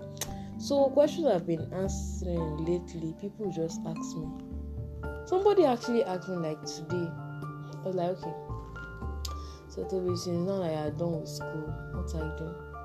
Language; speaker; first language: English; non-native, local second language; Yoruba